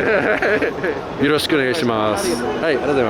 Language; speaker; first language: Japanese; non-native, fluent; English